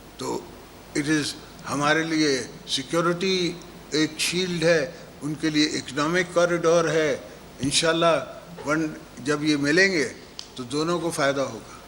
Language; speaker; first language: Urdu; non-native, local second language; Sindhi